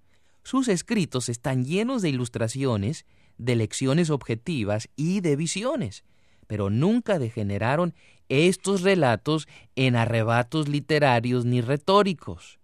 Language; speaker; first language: Spanish; native; Spanish